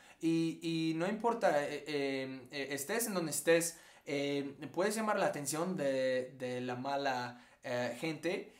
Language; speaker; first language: Spanish; non-native, fluent; English